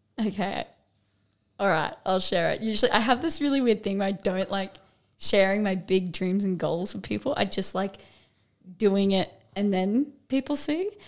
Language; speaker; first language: English; native; English